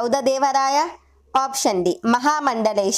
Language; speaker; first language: English; non-native, local second language; Telugu